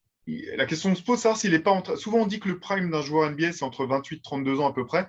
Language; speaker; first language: French; native; French